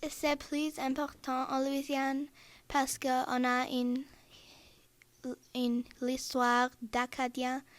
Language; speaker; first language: French; non-native, local second language; English